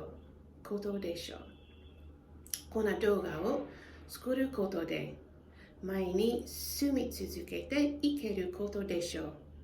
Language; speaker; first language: Japanese; non-native, learner; English